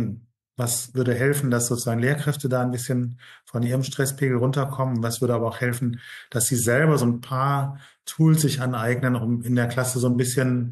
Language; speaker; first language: German; native; German